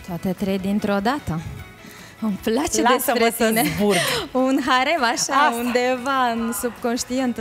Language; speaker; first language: Romanian; native; Romanian